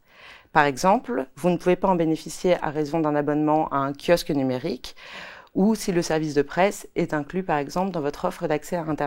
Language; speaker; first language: French; native; French